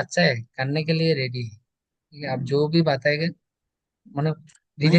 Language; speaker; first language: Hindi; non-native, learner; Bangla